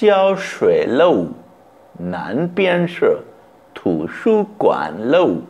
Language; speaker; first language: Chinese; non-native, fluent; Hindi